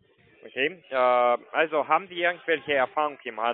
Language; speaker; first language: German; non-native, fluent; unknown